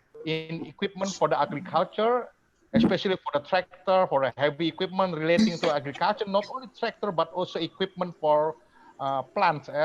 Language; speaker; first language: English; non-native, fluent; Indonesian